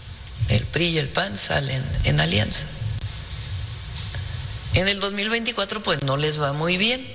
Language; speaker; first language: Spanish; native; Spanish